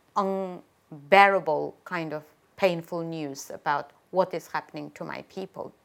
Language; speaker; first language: English; non-native, fluent; Chinese